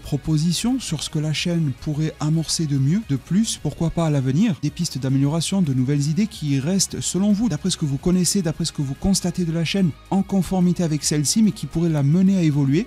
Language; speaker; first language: French; native; French